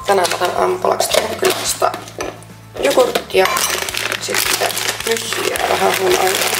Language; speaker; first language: Finnish; native; Finnish